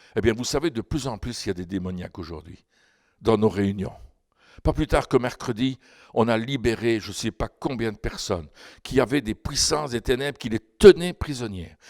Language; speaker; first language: French; native; French